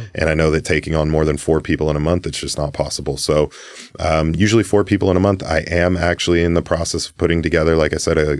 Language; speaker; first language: English; native; English